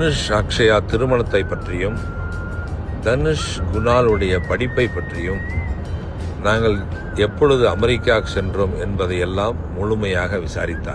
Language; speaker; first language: Tamil; native; Tamil